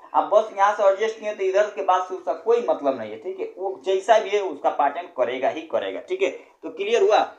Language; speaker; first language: Hindi; native; Hindi